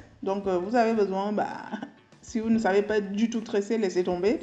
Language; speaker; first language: French; native; French